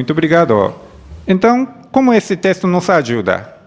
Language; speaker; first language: Portuguese; non-native, fluent; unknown